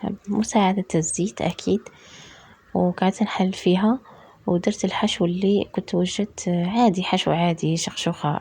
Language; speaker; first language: Arabic; native; Arabic